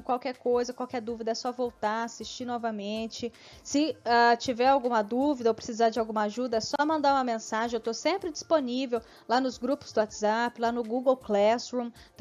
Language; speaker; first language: Portuguese; native; Portuguese